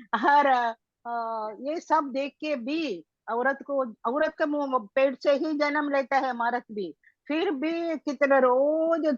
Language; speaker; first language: Hindi; non-native, local second language; Tamil